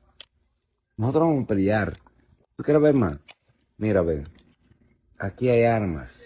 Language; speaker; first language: Spanish; native; Spanish